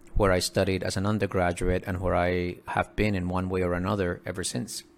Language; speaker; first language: English; early bilingual, other home language; Spanish